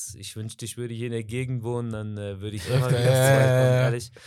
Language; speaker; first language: German; native; German